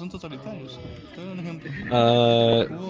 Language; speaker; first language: Spanish; native; Spanish